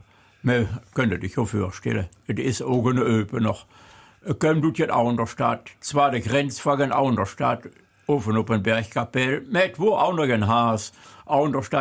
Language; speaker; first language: German; native; German